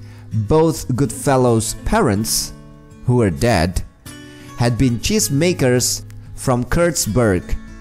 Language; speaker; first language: English; non-native, fluent; Indonesian